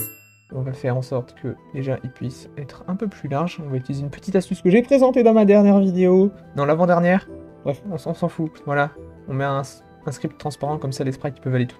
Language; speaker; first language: French; native; French